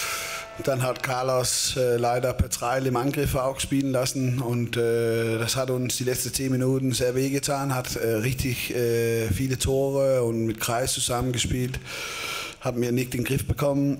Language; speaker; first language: German; non-native, fluent; Danish